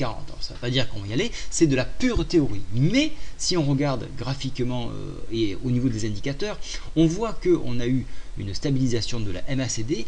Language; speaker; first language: French; native; French